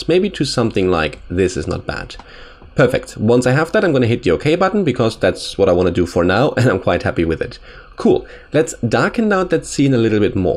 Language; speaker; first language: English; non-native, fluent; German